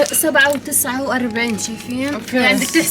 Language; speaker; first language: Arabic; native; Arabic